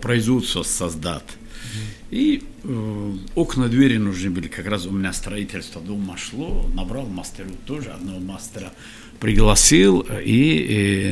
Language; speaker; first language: Russian; non-native, local second language; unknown